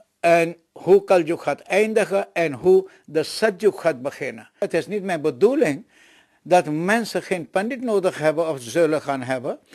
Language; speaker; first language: Dutch; non-native, local second language; Caribbean Hindustani